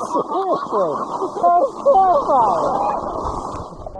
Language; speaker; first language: English; native; English